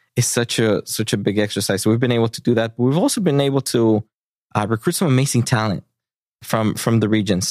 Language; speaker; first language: English; early bilingual, other home language; Spanish